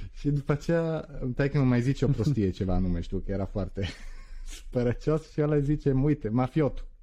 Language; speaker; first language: Romanian; early bilingual, heritage; Romanian